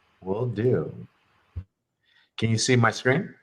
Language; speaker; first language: English; native; English